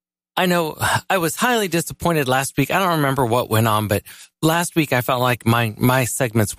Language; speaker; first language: English; native; English